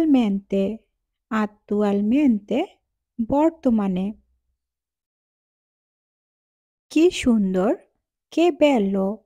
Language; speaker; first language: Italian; non-native, fluent; Bangla